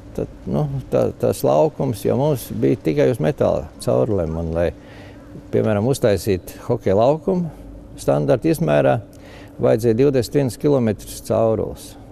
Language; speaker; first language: Latvian; native; Latvian